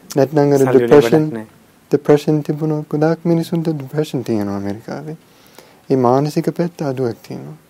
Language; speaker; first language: Sinhala; non-native, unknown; English